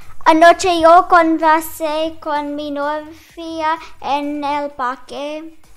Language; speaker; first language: Spanish; non-native, learner; English